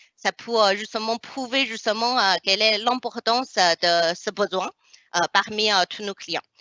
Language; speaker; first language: French; non-native, fluent; Chinese